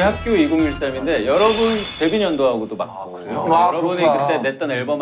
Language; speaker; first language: Korean; native; Korean